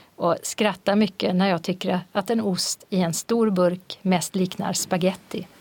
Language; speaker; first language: Swedish; native; Swedish